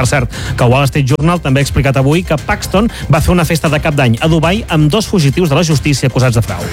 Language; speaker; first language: Catalan; native; Catalan